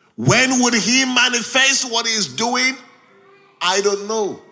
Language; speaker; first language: English; non-native, local second language; Yoruba